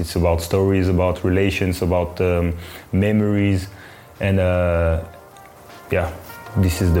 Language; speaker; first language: English; non-native, fluent; French